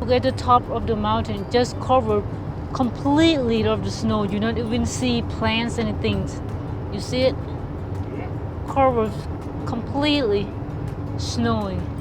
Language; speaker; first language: English; non-native, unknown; Thai